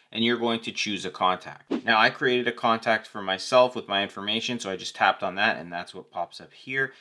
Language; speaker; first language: English; native; English